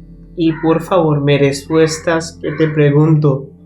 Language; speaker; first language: Spanish; non-native, learner; Bangla